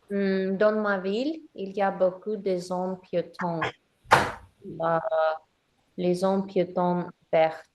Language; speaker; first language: French; non-native, learner; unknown